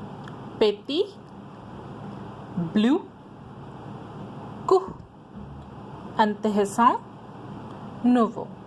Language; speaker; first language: French; non-native, fluent; Hindi